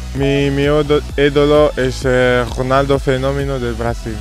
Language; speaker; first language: Spanish; non-native, fluent; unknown